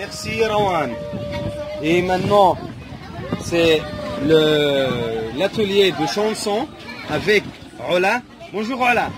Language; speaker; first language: French; non-native, fluent; Arabic